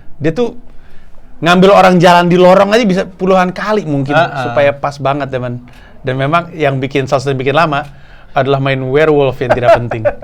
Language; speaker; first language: Indonesian; native; Indonesian